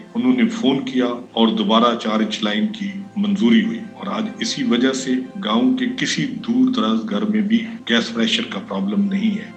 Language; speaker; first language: Urdu; non-native, local second language; Punjabi